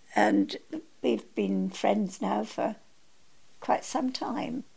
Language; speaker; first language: English; native; English